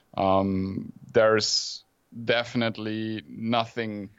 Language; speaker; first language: English; non-native, fluent; German